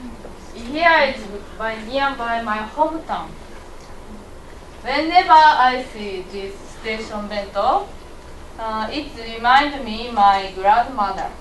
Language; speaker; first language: English; non-native, learner; Japanese